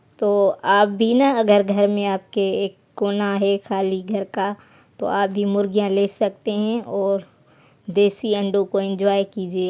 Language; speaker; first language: Urdu; non-native, local second language; Sindhi